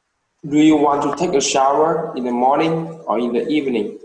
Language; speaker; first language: English; non-native, learner; Vietnamese